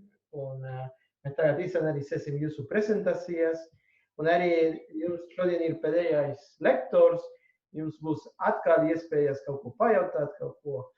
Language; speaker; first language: Latvian; non-native, fluent; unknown